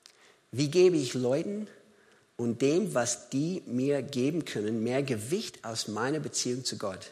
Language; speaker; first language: German; non-native, fluent; English